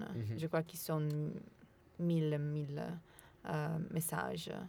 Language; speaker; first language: French; non-native, learner; Italian